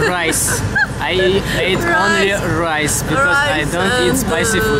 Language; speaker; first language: English; non-native, learner; Russian